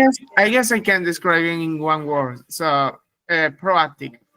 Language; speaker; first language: English; non-native, learner; Spanish